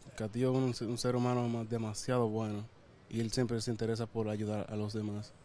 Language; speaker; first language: Spanish; native; Spanish